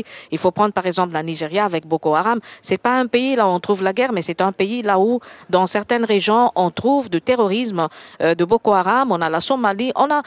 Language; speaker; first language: French; native; French